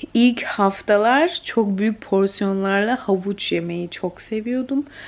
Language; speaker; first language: Turkish; early bilingual, heritage; Turkish